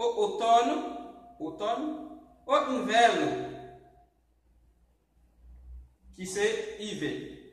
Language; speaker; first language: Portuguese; non-native, fluent; Haitian Creole